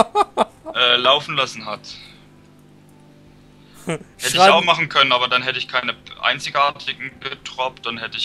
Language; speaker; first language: German; native; German